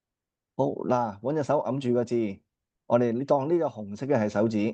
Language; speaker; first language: Cantonese; native; Cantonese